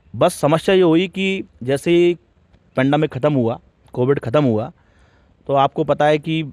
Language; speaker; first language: Hindi; native; Hindi